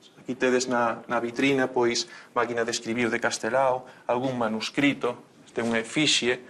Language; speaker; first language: Galician; native; Galician